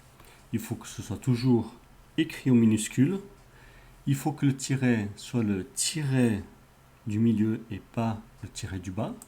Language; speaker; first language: French; native; French